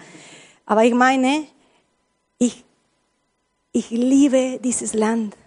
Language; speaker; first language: German; non-native, learner; Spanish